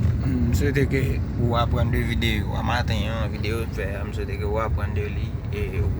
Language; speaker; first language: French; non-native, learner; Haitian Creole